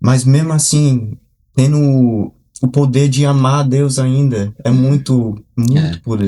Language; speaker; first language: Portuguese; early bilingual, heritage; Portuguese